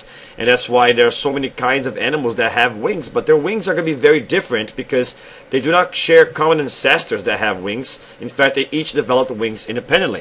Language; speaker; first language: English; non-native, fluent; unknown